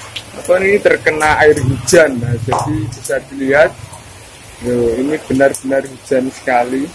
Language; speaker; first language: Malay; non-native, local second language; Javanese